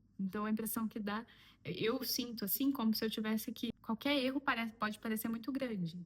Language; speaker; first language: Portuguese; native; Portuguese